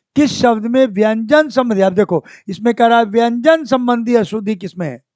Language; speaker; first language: Hindi; native; Hindi